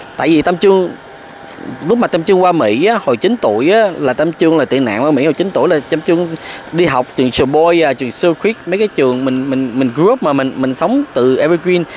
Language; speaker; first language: Vietnamese; early bilingual, other home language; English